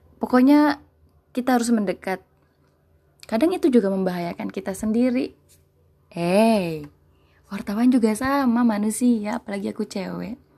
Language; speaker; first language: Indonesian; non-native, local second language; Sundanese